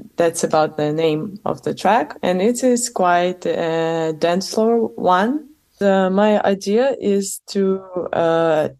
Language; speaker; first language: English; non-native, fluent; Russian